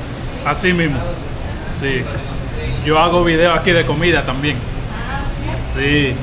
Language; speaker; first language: Spanish; early bilingual, other home language; English